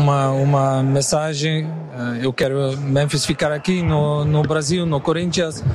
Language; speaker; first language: Portuguese; non-native, learner; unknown